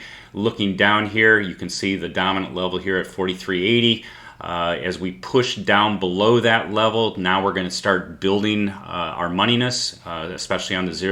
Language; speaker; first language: English; native; English